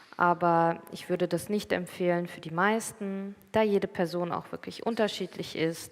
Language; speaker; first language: German; native; German